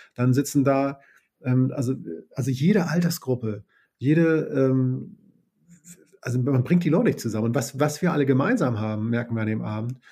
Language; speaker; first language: German; native; German